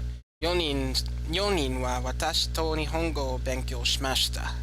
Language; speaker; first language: Japanese; non-native, learner; English